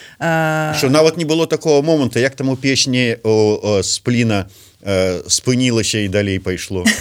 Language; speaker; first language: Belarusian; non-native, local second language; Russian